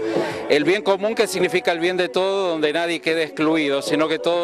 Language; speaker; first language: Spanish; native; Spanish